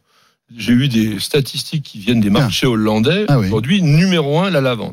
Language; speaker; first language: French; native; French